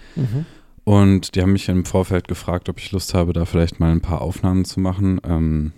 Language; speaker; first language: German; native; German